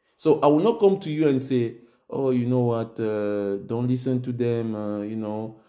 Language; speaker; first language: English; non-native, local second language; French